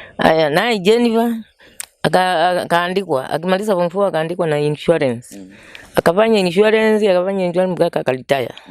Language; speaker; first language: Swahili; non-native, local second language; Kamba